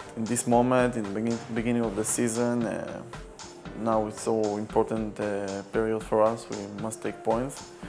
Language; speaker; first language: English; non-native, learner; Hebrew